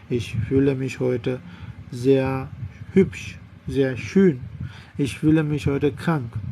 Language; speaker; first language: German; non-native, learner; Urdu